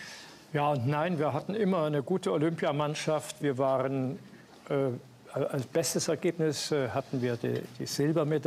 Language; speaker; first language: German; native; German